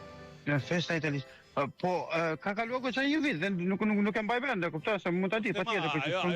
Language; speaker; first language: Albanian; native; Albanian